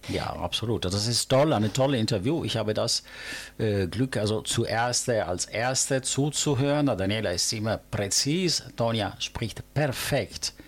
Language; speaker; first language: German; non-native, fluent; Italian